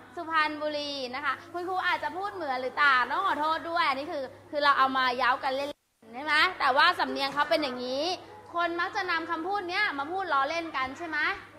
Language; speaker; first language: Thai; native; Thai